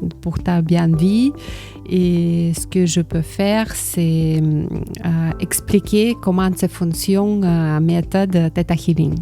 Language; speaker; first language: French; non-native, learner; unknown